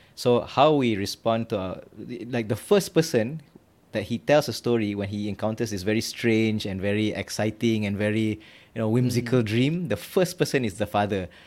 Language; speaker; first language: English; non-native, local second language; Malay